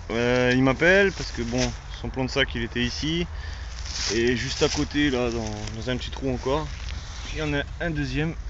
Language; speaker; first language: French; native; French